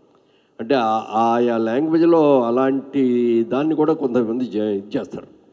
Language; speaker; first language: Telugu; native; Telugu